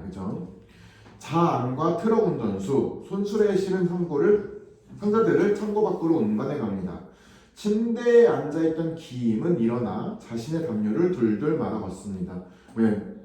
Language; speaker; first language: Korean; native; Korean